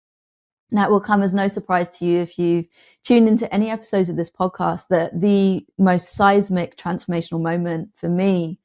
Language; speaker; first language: English; native; English